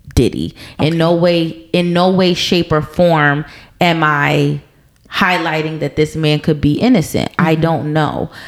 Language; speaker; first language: English; native; English